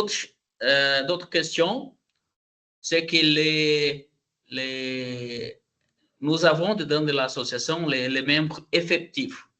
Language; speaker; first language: French; non-native, learner; Portuguese